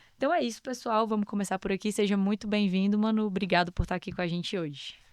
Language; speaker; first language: Portuguese; native; Portuguese